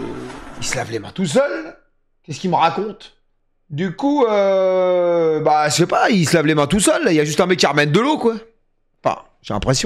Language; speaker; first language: French; native; French